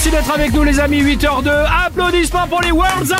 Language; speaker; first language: French; native; French